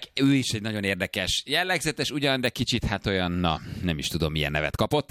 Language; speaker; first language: Hungarian; native; Hungarian